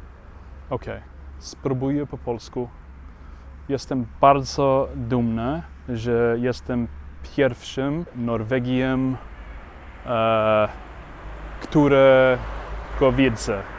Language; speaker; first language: Polish; non-native, learner; Norwegian